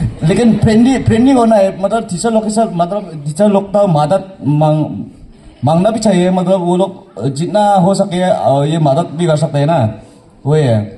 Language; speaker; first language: Hindi; non-native, local second language; Garo